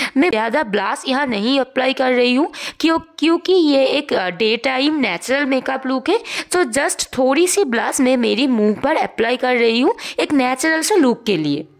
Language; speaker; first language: Hindi; non-native, local second language; Bangla